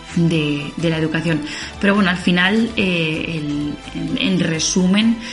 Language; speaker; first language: Spanish; native; Spanish